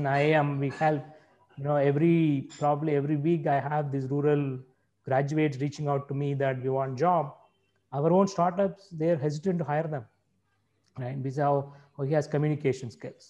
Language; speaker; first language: English; non-native, local second language; Tamil